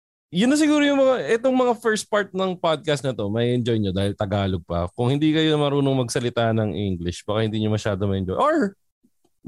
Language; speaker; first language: English; non-native, local second language; Filipino